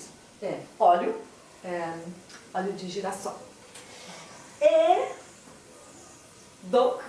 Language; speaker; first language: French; non-native, learner; Portuguese